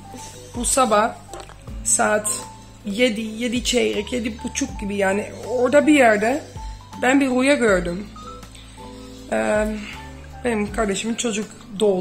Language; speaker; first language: Turkish; early bilingual, heritage; Dutch